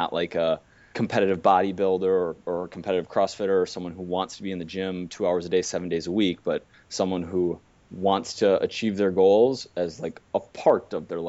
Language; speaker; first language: English; native; English